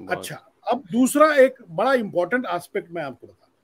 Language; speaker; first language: Hindi; non-native, local second language; Marathi